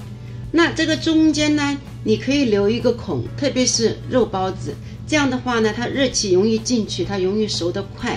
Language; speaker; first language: Chinese; native; Chinese